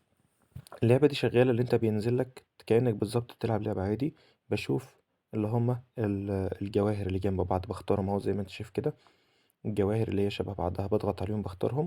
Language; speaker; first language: Arabic; native; Arabic